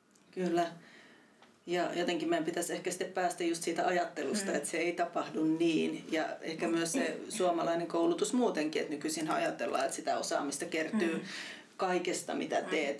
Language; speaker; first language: Finnish; native; Finnish